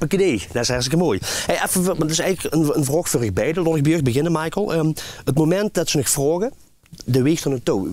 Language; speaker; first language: Dutch; native; Dutch